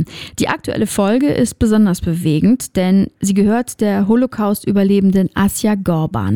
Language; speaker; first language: German; native; German